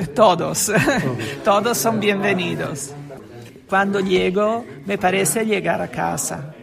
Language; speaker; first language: Spanish; non-native, learner; Italian